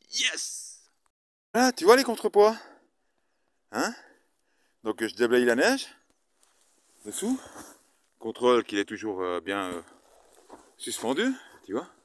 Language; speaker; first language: French; native; French